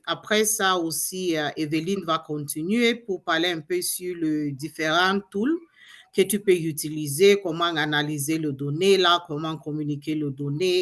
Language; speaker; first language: French; non-native, learner; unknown